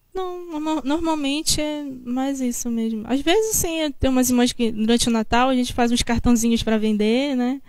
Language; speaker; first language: Portuguese; native; Portuguese